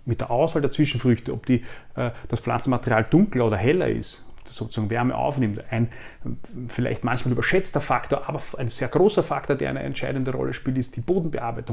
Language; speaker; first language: German; native; German